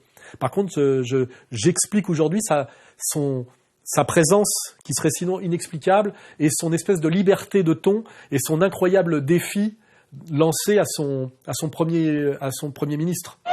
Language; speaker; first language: French; native; French